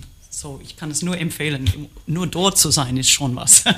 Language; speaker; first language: German; non-native, fluent; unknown